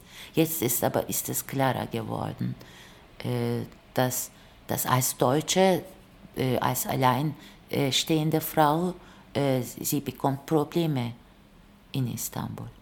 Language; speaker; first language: German; non-native, fluent; Turkish